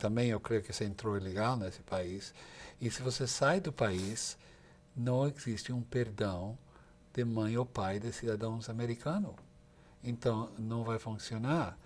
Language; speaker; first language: Portuguese; non-native, fluent; English